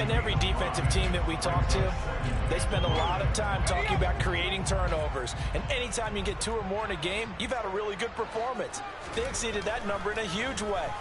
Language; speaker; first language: English; native; English